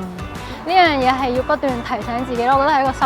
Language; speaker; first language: Cantonese; native; Cantonese